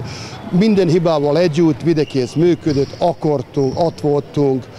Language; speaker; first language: Hungarian; non-native, learner; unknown